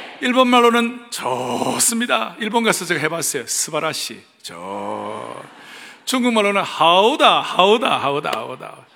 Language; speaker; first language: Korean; native; Korean